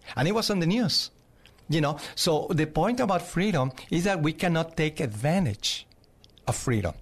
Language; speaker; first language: English; non-native, fluent; Spanish